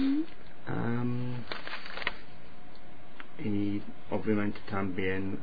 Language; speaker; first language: Spanish; non-native, fluent; English